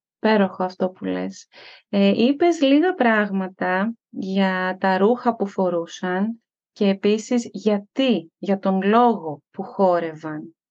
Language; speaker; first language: Greek; native; Greek